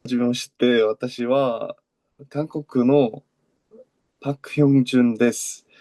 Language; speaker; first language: Japanese; non-native, learner; Korean